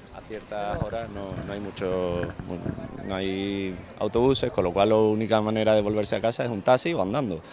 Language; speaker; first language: Spanish; non-native, fluent; English